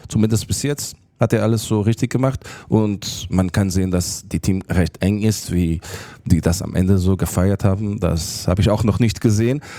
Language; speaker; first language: German; non-native, fluent; Portuguese